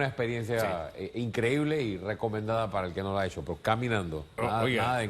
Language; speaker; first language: Spanish; native; Spanish